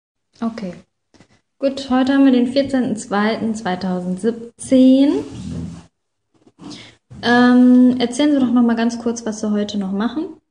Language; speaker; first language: German; native; German